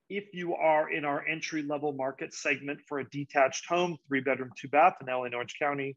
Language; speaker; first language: English; native; English